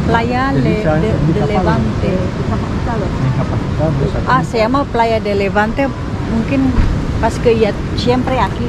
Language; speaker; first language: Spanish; non-native, fluent; Indonesian